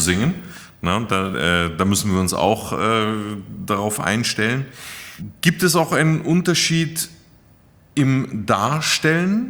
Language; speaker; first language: German; native; German